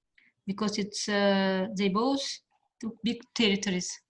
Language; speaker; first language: English; non-native, fluent; Russian